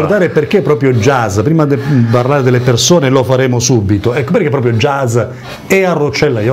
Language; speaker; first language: Italian; native; Italian